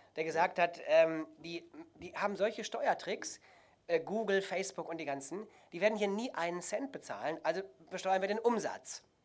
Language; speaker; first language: German; native; German